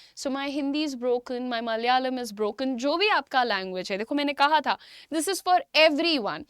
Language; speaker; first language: Hindi; native; Hindi